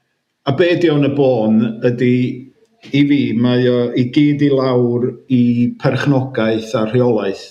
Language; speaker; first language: Welsh; native; Welsh